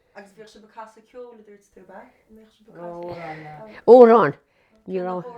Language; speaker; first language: Irish; native; Irish